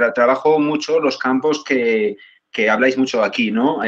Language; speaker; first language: Spanish; native; Spanish